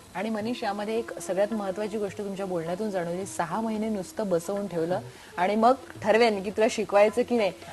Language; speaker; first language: Marathi; native; Marathi